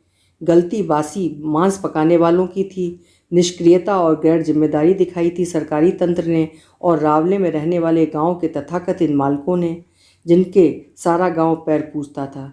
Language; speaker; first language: Hindi; native; Hindi